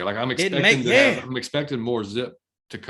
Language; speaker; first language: English; native; English